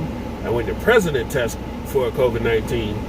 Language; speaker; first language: English; native; English